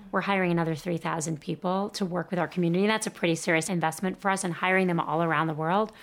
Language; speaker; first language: English; native; English